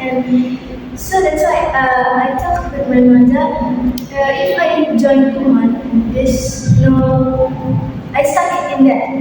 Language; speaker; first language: English; non-native, learner; Indonesian